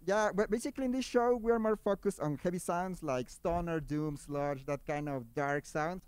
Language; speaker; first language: English; non-native, fluent; Spanish